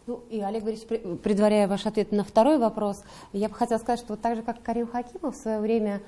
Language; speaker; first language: Russian; native; Russian